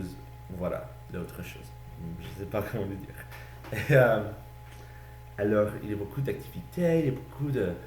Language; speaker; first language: French; non-native, learner; English